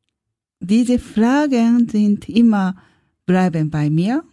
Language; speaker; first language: German; non-native, learner; Japanese